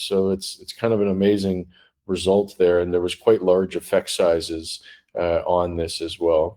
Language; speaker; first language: English; native; English